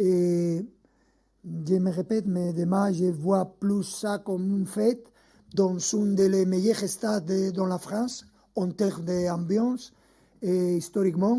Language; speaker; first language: French; non-native, fluent; Spanish